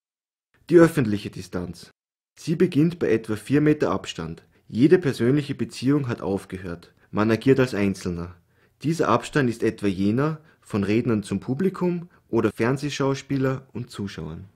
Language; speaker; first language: German; native; German